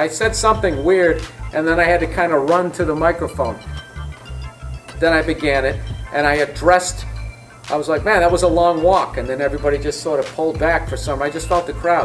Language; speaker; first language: English; native; English